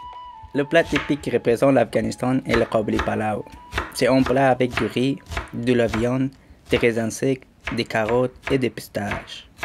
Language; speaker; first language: French; non-native, learner; Persian